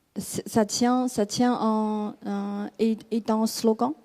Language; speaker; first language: French; non-native, fluent; Chinese